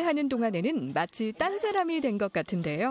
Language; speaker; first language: Korean; native; Korean